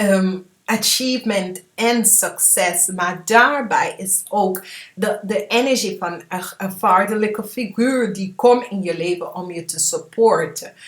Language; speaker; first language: Dutch; non-native, fluent; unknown